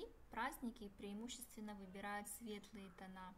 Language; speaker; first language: Russian; native; Russian